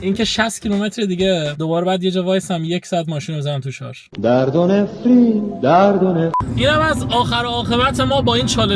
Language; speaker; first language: Persian; native; Persian